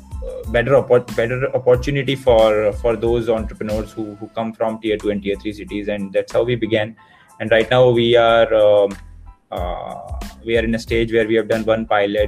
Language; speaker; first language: English; non-native, local second language; Hindi